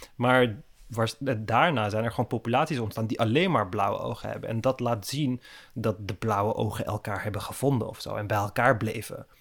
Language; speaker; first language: Dutch; early bilingual, other home language; Turkish